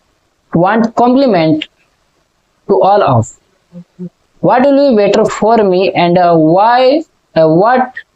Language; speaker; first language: English; non-native, learner; Hindi